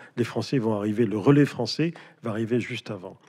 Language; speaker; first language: French; native; French